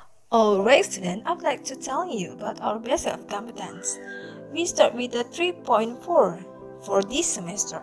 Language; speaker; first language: English; non-native, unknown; Indonesian